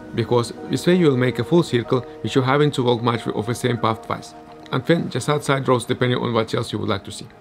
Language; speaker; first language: English; early bilingual, other home language; Estonian